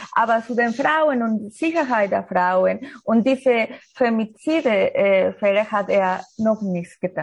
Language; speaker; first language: German; non-native, learner; Spanish